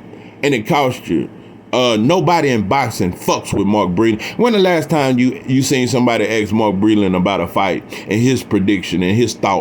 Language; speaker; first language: English; native; English